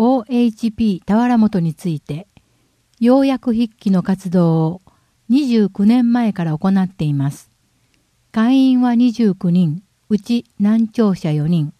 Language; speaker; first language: Japanese; native; Japanese